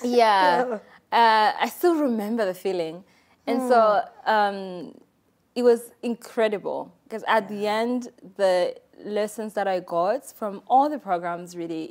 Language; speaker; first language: English; non-native, local second language; Kinyarwanda